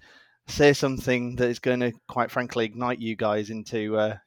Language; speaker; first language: English; native; English